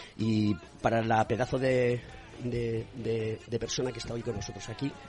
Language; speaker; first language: Spanish; native; Spanish